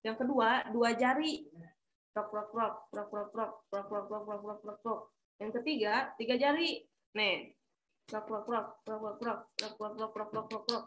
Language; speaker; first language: Indonesian; native; Indonesian